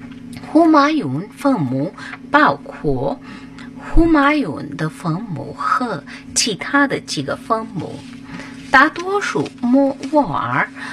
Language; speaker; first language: Chinese; non-native, learner; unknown